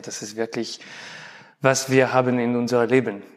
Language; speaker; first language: German; non-native, learner; French